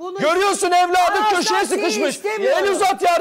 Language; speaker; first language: Turkish; native; Turkish